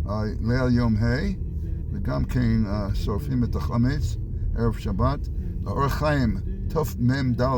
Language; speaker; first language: Hebrew; non-native, fluent; English